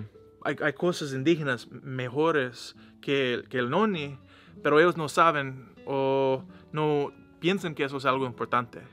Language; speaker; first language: Spanish; non-native, learner; English